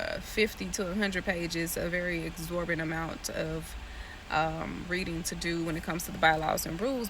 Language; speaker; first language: English; native; English